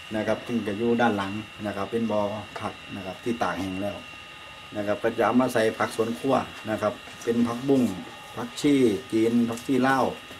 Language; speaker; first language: Thai; native; Thai